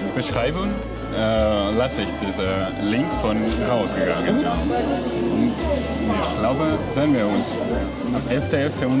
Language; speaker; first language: German; non-native, learner; Georgian